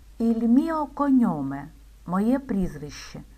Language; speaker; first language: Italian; non-native, fluent; Ukrainian